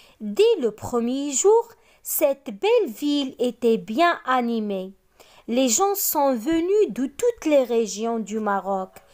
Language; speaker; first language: French; non-native, local second language; Arabic